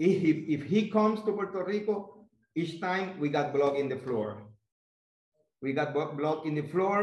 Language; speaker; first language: English; non-native, learner; Spanish